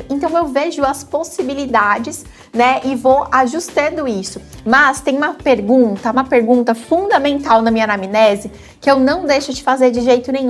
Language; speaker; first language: Portuguese; native; Portuguese